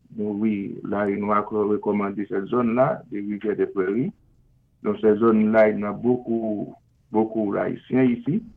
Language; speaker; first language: French; non-native, local second language; Haitian Creole